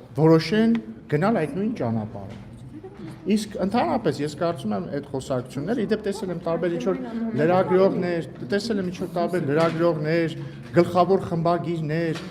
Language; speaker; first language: Armenian; native; Armenian